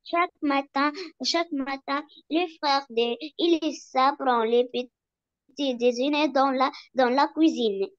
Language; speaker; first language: French; non-native, learner; Arabic